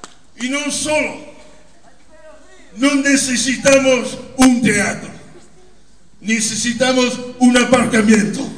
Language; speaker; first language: Spanish; non-native, fluent; Italian